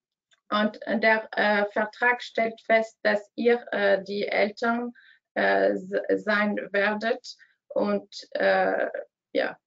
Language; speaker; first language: German; non-native, learner; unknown